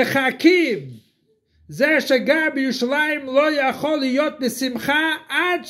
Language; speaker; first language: Hebrew; non-native, fluent; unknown